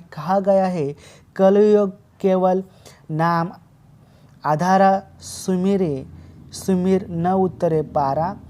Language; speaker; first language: Hindi; non-native, local second language; Marathi